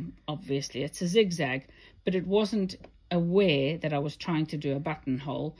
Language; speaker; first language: English; native; English